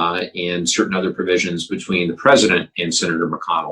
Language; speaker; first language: English; native; English